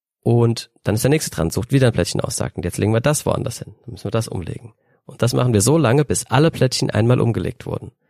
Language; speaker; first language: German; native; German